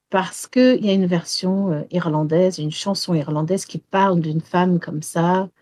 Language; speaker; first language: French; early bilingual, heritage; French